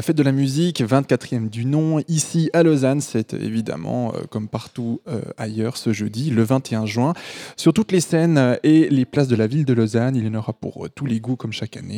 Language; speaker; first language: French; native; French